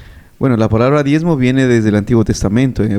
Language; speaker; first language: Spanish; native; Spanish